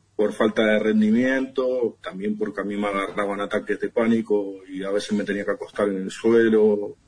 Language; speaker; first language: Spanish; native; Spanish